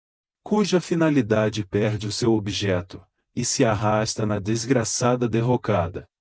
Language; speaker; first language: Portuguese; native; Portuguese